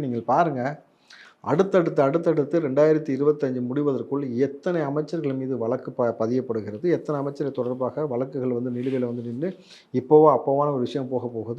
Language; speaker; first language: Tamil; native; Tamil